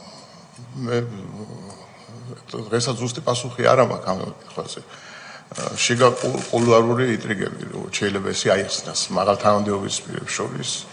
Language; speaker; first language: Georgian; native; Georgian